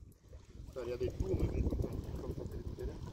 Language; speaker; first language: French; native; French